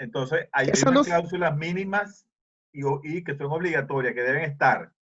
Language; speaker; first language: Spanish; native; Spanish